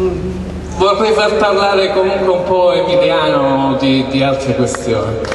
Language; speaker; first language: Italian; native; Italian